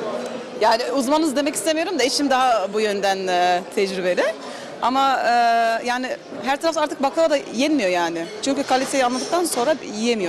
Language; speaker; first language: Turkish; early bilingual, heritage; Turkish